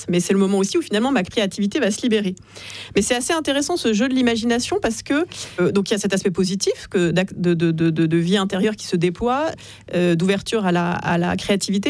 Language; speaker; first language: French; native; French